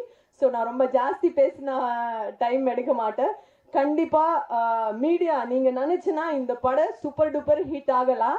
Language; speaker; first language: Tamil; non-native, fluent; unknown